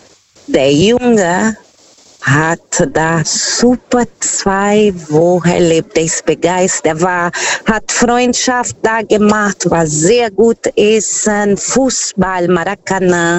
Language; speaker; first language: German; non-native, fluent; Portuguese